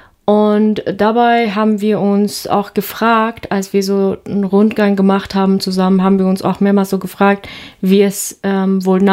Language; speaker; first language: German; non-native, fluent; Ukrainian